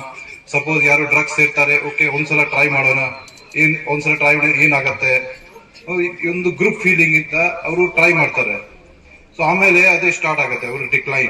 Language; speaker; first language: Kannada; non-native, fluent; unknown